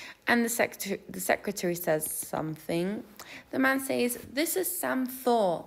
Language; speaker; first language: English; non-native, fluent; Turkish